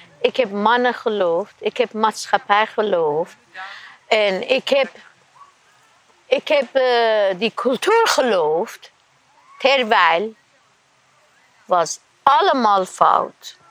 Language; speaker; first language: Dutch; non-native, learner; Persian